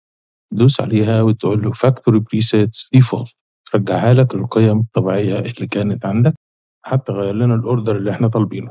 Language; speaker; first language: Arabic; native; Arabic